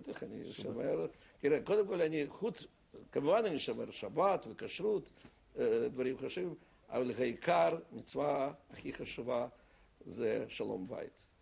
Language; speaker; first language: Hebrew; non-native, fluent; Russian